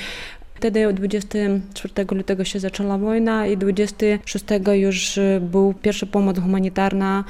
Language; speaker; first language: Polish; non-native, fluent; Ukrainian